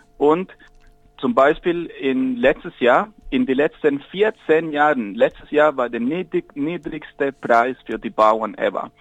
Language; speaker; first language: German; non-native, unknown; Spanish